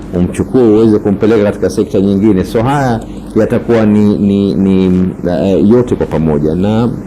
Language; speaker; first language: Swahili; native; Swahili